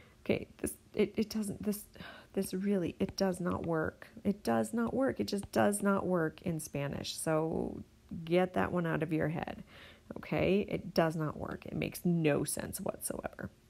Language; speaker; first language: English; native; English